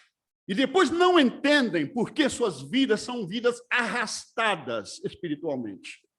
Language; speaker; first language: Portuguese; non-native, fluent; Spanish